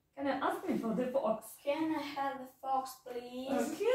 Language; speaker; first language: English; non-native, fluent; Russian